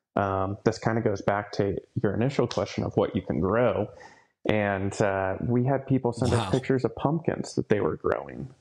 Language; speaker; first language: English; native; English